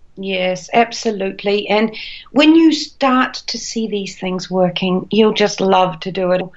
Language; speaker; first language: English; native; English